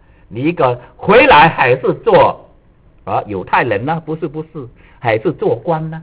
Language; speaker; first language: Chinese; native; Chinese